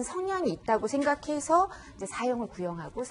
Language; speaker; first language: Korean; native; Korean